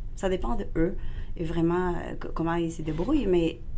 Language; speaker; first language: French; non-native, fluent; Spanish